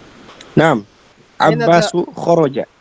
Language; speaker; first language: Arabic; non-native, learner; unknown